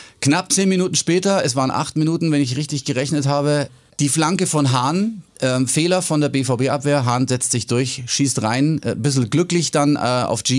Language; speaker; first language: German; native; German